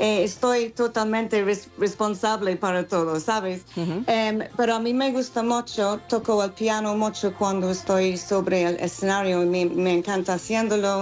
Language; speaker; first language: Spanish; non-native, fluent; English